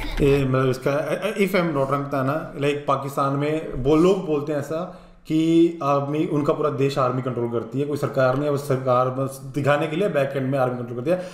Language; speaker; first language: Hindi; native; Hindi